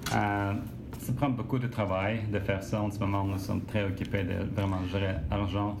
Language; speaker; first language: French; non-native, learner; Russian